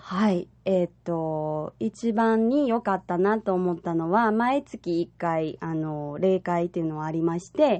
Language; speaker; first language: Japanese; non-native, fluent; Chinese